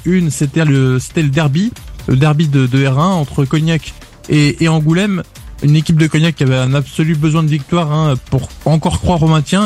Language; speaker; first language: French; native; French